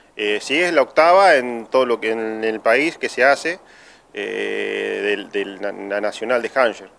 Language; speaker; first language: Spanish; native; Spanish